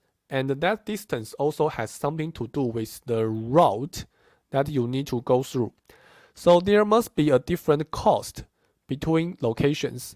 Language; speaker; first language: English; non-native, fluent; Chinese